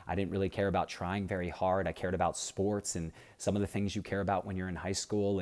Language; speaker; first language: English; native; English